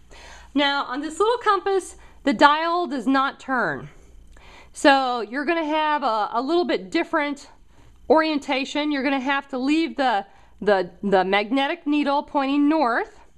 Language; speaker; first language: English; native; English